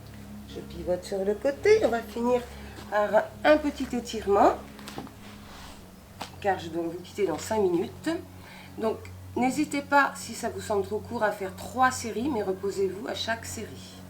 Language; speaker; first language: French; native; French